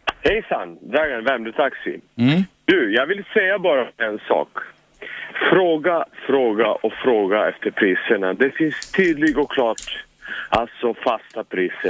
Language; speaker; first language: Swedish; non-native, fluent; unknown